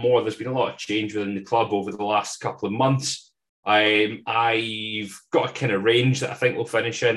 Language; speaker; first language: English; native; English